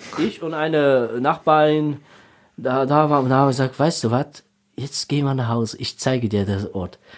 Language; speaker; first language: German; non-native, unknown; Tajik